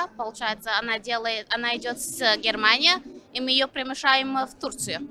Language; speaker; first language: Russian; non-native, learner; Turkish